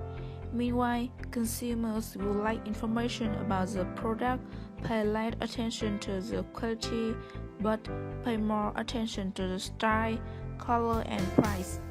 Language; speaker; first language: English; non-native, learner; Vietnamese